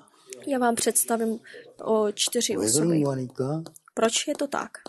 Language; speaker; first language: Czech; non-native, fluent; Korean